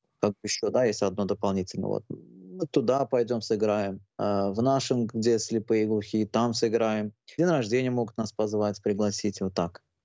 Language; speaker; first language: Russian; non-native, local second language; Azerbaijani